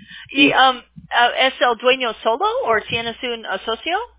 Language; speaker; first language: Spanish; non-native, learner; English